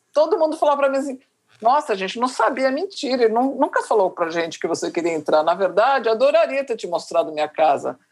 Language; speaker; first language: Portuguese; native; Portuguese